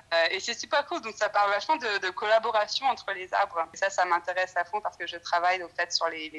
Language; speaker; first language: French; native; French